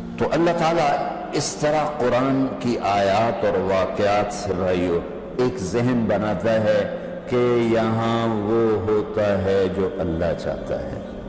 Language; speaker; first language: Urdu; non-native, local second language; Punjabi